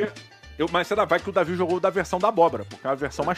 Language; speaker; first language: Portuguese; native; Portuguese